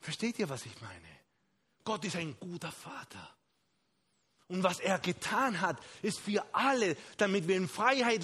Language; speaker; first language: German; non-native, fluent; Spanish